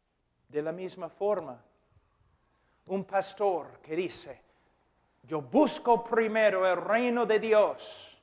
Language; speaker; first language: Spanish; non-native, fluent; English